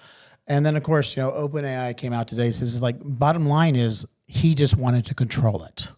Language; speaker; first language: English; native; English